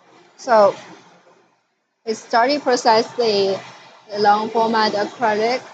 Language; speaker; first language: English; non-native, fluent; Chinese